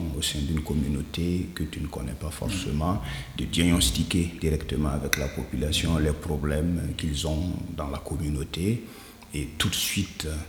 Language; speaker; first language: French; non-native, local second language; Mossi